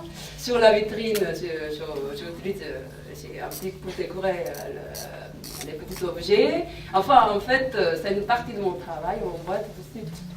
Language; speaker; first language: French; non-native, fluent; Korean